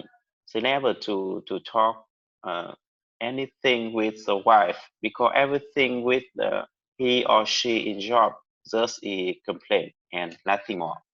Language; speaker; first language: English; non-native, learner; Vietnamese